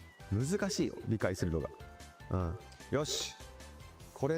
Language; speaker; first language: Japanese; native; Japanese